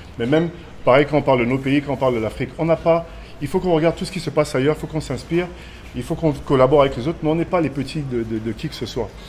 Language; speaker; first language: French; native; French